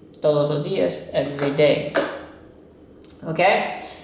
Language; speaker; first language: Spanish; non-native, fluent; English